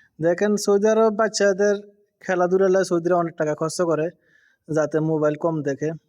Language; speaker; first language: Bangla; native; Bangla